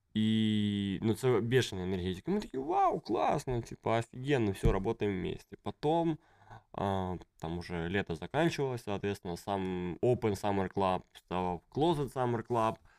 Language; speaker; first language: Russian; native; Russian